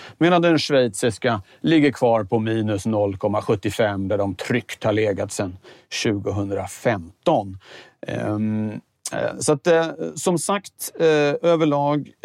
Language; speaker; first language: Swedish; native; Swedish